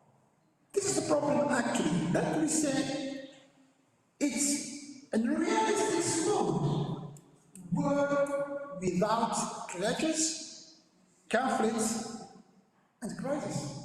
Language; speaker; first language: English; non-native, learner; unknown